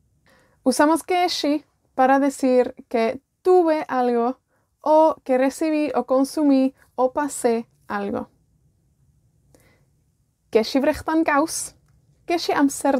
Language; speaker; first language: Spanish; non-native, fluent; Welsh